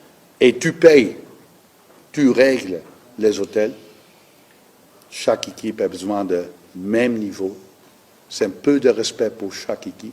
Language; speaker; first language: French; non-native, learner; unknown